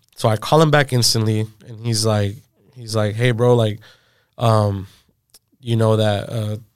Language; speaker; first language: English; native; English